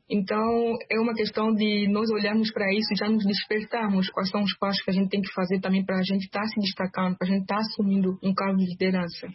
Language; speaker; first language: Portuguese; native; Portuguese